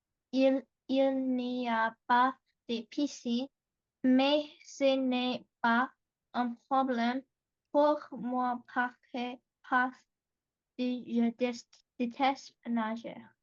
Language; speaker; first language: French; non-native, learner; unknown